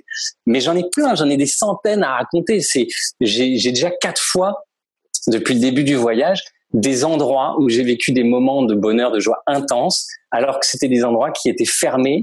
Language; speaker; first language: French; native; French